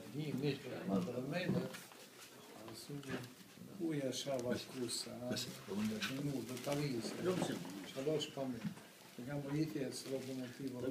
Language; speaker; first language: Hebrew; non-native, fluent; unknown